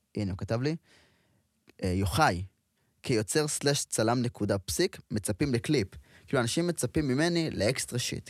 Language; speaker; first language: Hebrew; native; Hebrew